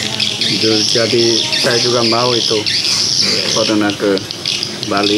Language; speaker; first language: Indonesian; non-native, learner; Korean